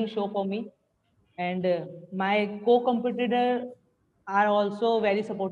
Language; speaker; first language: English; non-native, local second language; Hindi